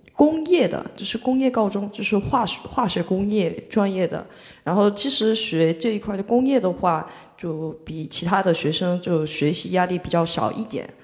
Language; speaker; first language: Chinese; non-native, fluent; Korean